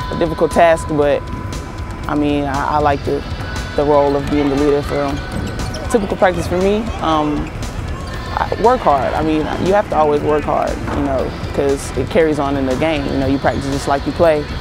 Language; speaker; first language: English; native; English